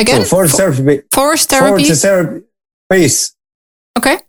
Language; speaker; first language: English; non-native, learner; Dutch